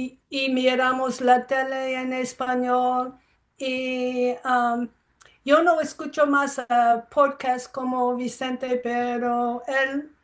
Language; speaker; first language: Spanish; non-native, fluent; English